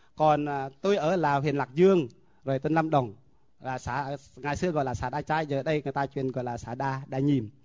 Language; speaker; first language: Vietnamese; non-native, local second language; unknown